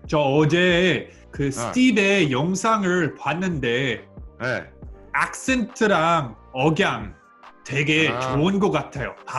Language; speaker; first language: Korean; non-native, fluent; English